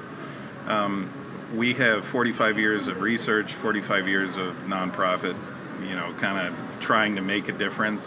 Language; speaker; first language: English; native; English